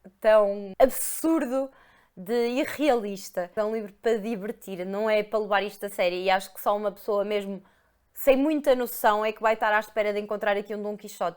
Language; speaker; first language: Portuguese; native; Portuguese